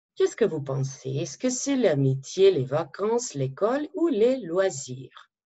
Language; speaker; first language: French; non-native, fluent; Macedonian